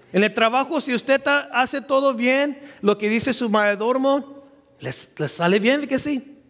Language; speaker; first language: Spanish; early bilingual, heritage; Spanish